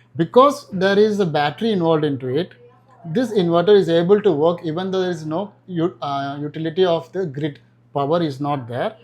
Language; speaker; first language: English; non-native, local second language; Malayalam